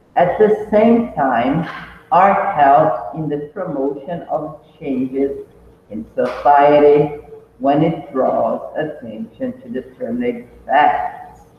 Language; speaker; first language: English; non-native, fluent; Portuguese